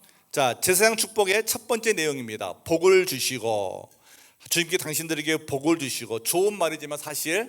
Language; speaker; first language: Korean; native; Korean